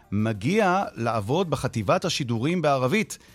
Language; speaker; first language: Hebrew; native; Hebrew